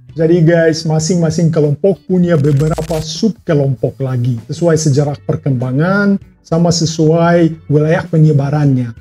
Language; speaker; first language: Indonesian; non-native, fluent; Russian